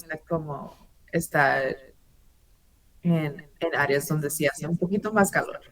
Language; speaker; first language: Spanish; early bilingual, heritage; English